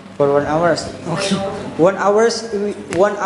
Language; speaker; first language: English; non-native, learner; Indonesian